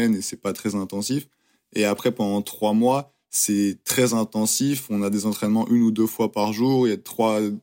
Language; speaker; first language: French; native; French